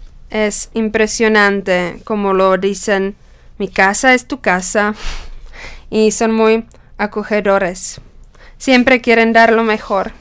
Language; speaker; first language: Spanish; non-native, learner; Czech